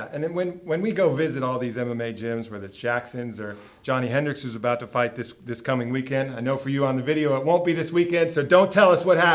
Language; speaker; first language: English; native; English